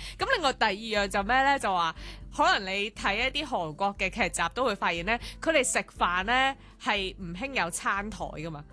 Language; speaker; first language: Cantonese; native; Cantonese